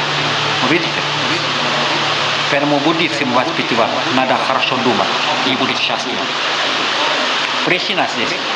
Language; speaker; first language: Russian; non-native, learner; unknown